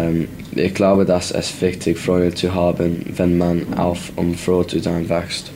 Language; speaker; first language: German; non-native, learner; English